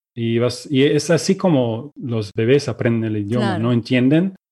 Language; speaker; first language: Spanish; non-native, fluent; Russian